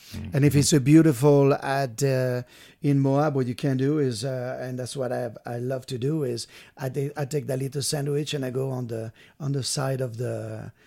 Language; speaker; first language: English; non-native, fluent; French